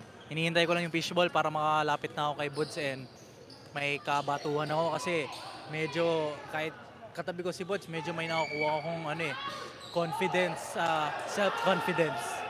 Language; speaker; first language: Filipino; native; Filipino